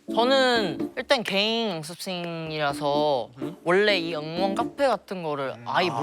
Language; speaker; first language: Korean; non-native, learner; Chinese